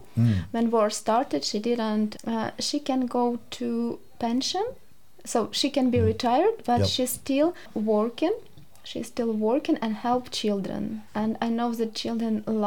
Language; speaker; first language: English; non-native, learner; Ukrainian